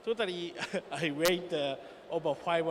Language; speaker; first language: English; non-native, learner; Japanese